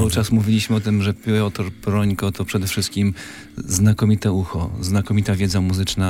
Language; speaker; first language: Polish; native; Polish